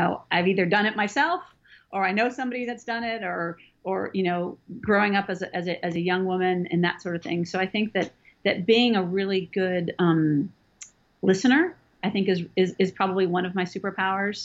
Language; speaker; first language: English; native; English